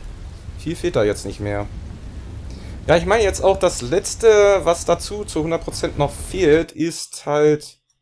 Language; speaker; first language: German; native; German